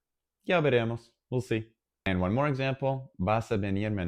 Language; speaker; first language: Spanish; non-native, fluent; English